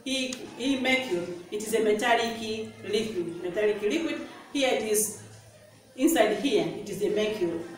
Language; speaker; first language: English; non-native, local second language; Swahili